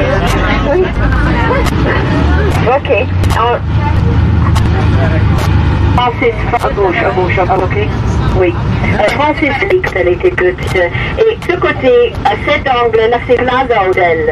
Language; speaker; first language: French; non-native, fluent; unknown